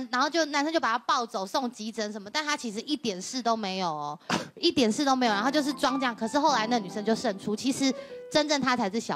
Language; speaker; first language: Chinese; native; Chinese